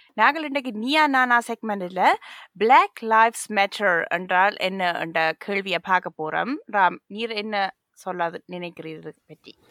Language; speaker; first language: Tamil; early bilingual, heritage; Tamil